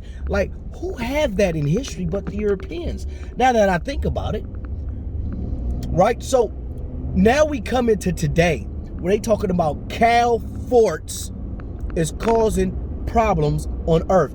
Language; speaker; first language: English; native; English